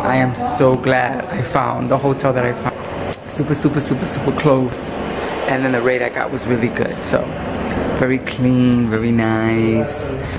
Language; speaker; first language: English; early bilingual, other home language; Spanish